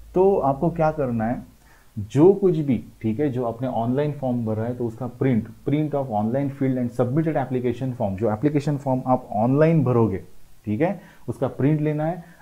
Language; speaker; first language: Hindi; non-native, local second language; Marathi